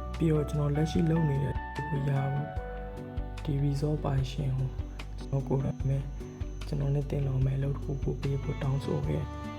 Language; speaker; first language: Burmese; native; Burmese